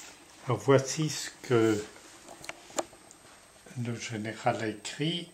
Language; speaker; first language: French; native; French